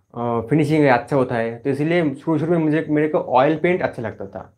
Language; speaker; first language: Hindi; non-native, local second language; Bangla